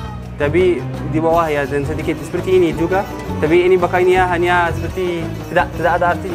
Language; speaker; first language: Indonesian; non-native, learner; Arabic